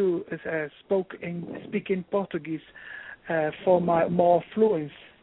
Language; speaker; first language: English; non-native, learner; Portuguese